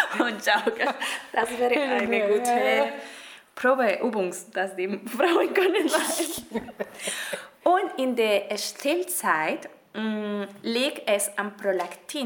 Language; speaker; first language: German; non-native, fluent; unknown